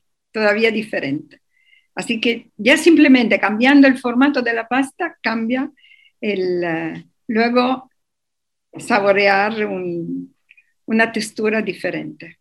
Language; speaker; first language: Spanish; non-native, fluent; Italian